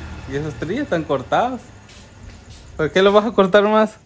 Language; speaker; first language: Spanish; native; Spanish